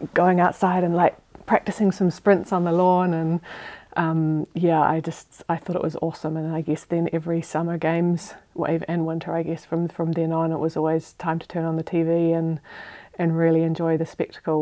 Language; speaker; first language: English; native; English